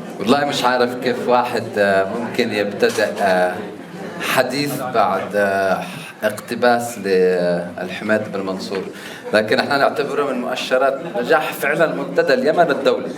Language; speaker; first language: Arabic; native; Arabic